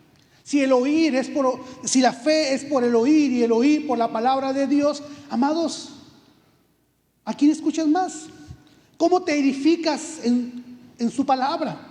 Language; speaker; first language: Spanish; native; Spanish